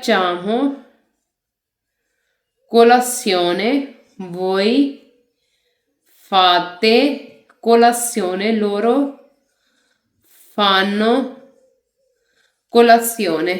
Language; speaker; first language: Italian; non-native, fluent; Urdu